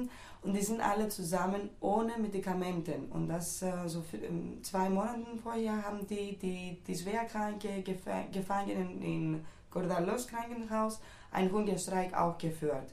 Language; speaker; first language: German; non-native, fluent; Greek